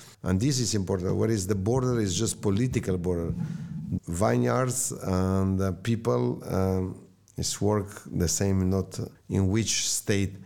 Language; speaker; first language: English; non-native, learner; Slovenian